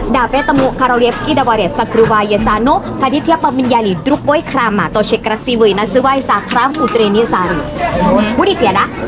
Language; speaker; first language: Russian; non-native, learner; Thai